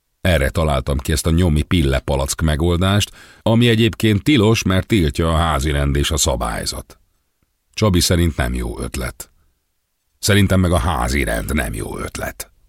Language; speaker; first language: Hungarian; native; Hungarian